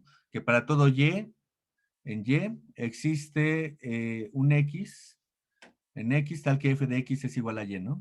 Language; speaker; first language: Spanish; native; Spanish